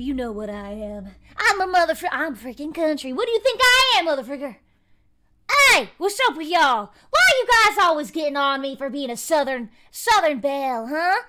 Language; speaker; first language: English; native; English